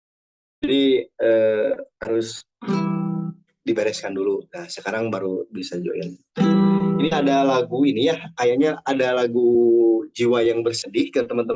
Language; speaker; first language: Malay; non-native, local second language; Sundanese